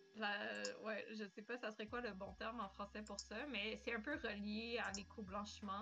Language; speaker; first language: French; native; French